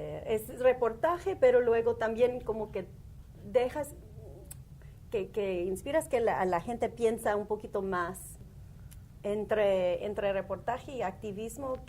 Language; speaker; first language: Spanish; early bilingual, heritage; Spanish